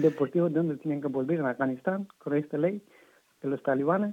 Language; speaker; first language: Spanish; non-native, learner; Persian